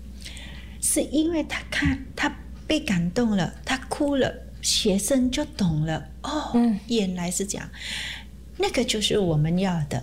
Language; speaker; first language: Chinese; non-native, fluent; Indonesian